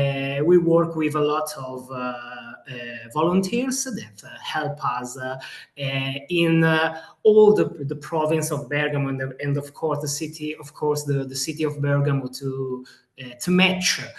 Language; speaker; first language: English; non-native, fluent; Italian